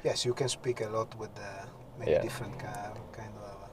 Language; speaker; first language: English; non-native, learner; Italian